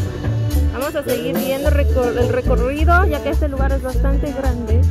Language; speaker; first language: Spanish; native; Spanish